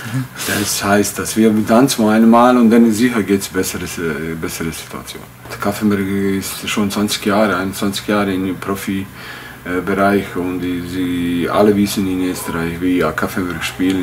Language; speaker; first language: German; non-native, fluent; Bosnian